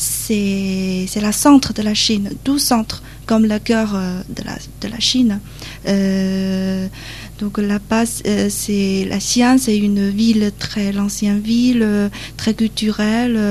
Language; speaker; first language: French; non-native, learner; Chinese